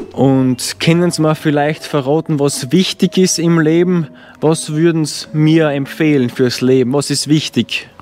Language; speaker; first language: German; native; German